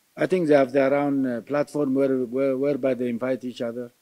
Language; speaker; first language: English; non-native, local second language; Amharic